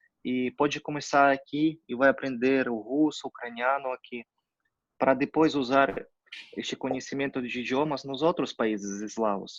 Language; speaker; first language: Portuguese; non-native, fluent; Russian